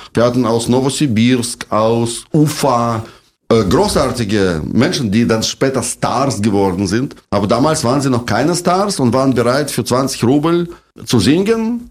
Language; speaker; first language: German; non-native, fluent; Russian